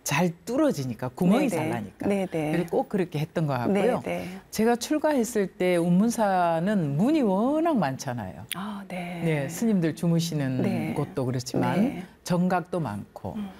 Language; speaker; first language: Korean; native; Korean